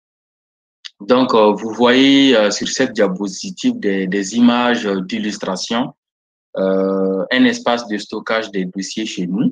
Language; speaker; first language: French; non-native, local second language; Bambara